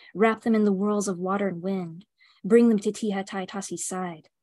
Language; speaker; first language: English; native; English